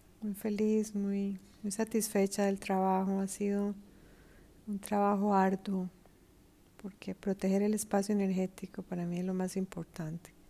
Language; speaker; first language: Spanish; native; Spanish